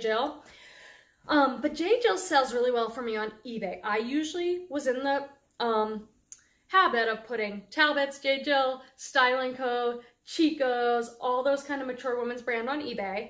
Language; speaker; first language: English; native; English